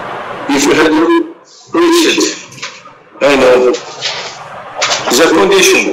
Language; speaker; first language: English; non-native, learner; Portuguese